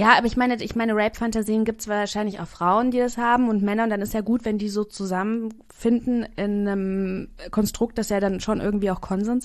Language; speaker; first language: German; native; German